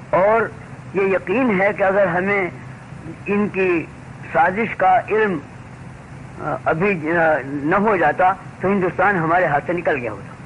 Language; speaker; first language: Urdu; native; Urdu